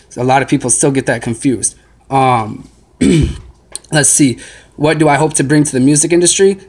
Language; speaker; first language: English; native; English